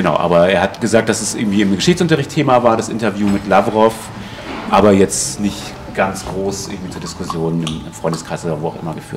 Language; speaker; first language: German; native; German